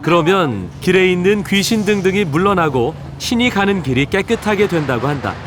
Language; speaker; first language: Korean; native; Korean